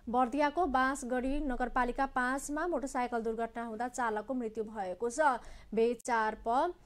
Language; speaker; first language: Nepali; non-native, local second language; Maithili